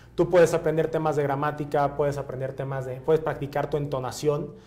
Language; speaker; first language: Spanish; native; Spanish